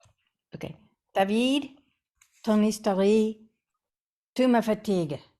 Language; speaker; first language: French; non-native, learner; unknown